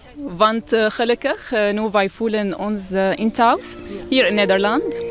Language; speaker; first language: Dutch; non-native, learner; Arabic